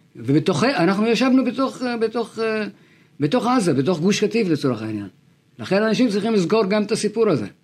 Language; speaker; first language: Hebrew; non-native, local second language; Arabic